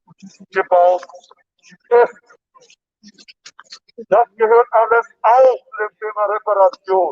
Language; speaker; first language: German; non-native, fluent; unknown